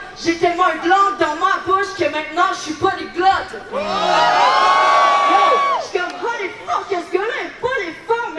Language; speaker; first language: French; native; French